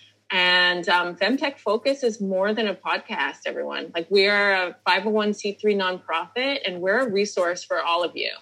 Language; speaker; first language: English; native; English